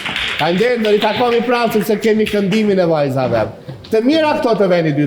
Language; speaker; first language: Albanian; native; Albanian